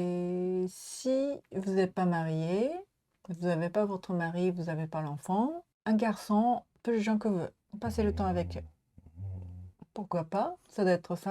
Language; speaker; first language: French; non-native, learner; Japanese